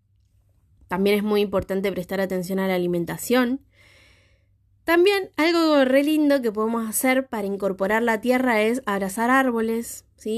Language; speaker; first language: Spanish; native; Spanish